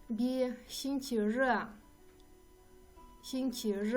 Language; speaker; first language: Chinese; non-native, fluent; Kyrgyz